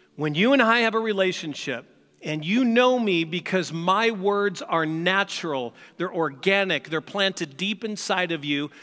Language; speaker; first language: English; native; English